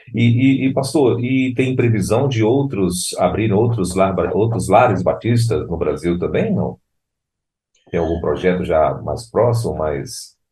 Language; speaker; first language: Portuguese; native; Portuguese